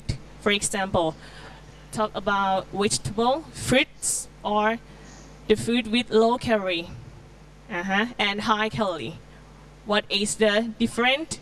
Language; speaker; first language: English; non-native, learner; Thai